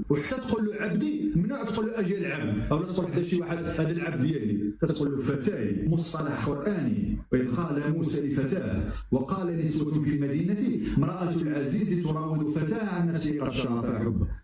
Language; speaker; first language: Arabic; native; Arabic